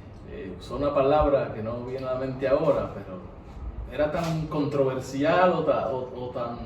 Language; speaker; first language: Spanish; native; Spanish